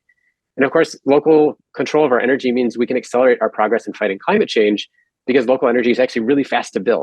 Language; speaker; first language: English; native; English